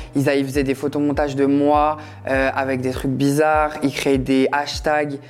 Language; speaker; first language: French; native; French